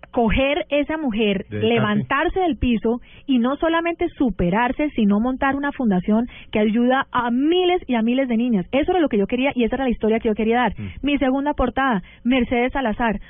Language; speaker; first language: Spanish; early bilingual, heritage; Spanish